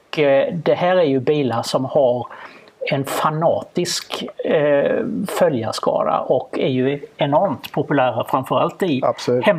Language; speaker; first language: Swedish; native; Swedish